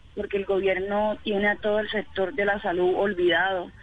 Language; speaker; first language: Spanish; native; Spanish